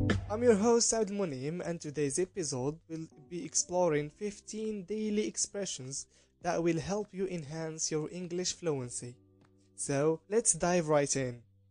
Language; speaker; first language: English; non-native, fluent; Arabic